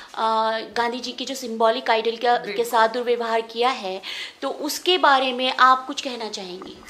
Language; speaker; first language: Hindi; native; Hindi